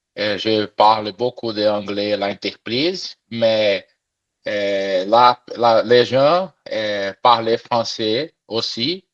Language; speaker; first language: French; non-native, learner; Portuguese